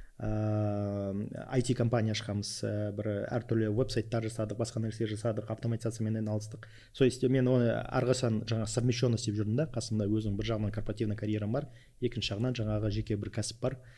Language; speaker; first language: Kazakh; non-native, local second language; Russian